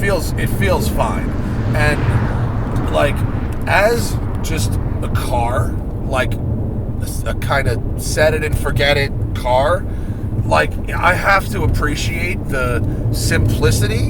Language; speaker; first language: English; native; English